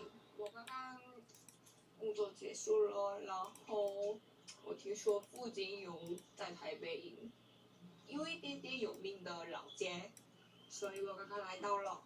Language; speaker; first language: Chinese; non-native, learner; Korean